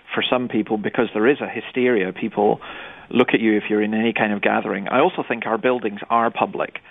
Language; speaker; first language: English; native; English